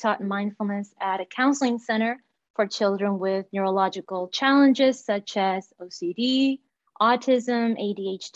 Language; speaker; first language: English; non-native, fluent; Spanish